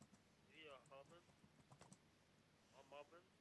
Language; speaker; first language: German; non-native, learner; Macedonian